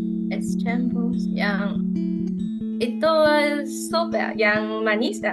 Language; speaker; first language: Indonesian; non-native, fluent; Vietnamese